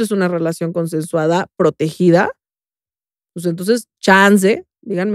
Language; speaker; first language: Spanish; native; Spanish